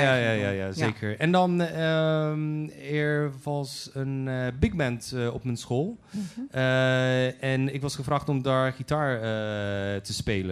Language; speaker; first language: Dutch; non-native, fluent; Polish